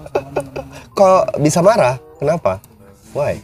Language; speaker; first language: Indonesian; native; Indonesian